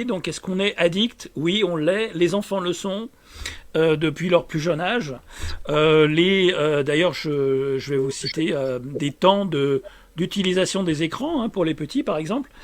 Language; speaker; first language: French; native; French